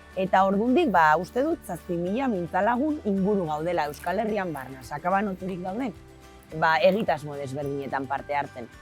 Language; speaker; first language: Basque; native; Basque